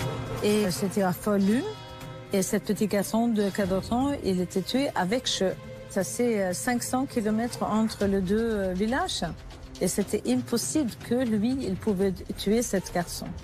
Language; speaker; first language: French; non-native, learner; Swedish